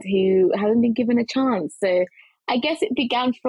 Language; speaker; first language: English; early bilingual, other home language; Shona